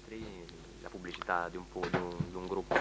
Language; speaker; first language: Italian; native; Italian